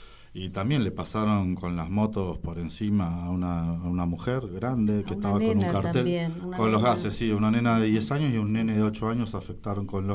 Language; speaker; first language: Spanish; native; Spanish